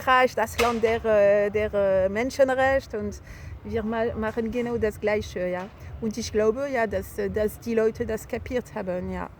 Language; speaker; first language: German; non-native, fluent; French